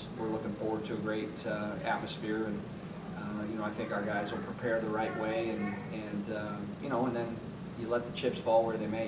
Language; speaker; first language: English; native; English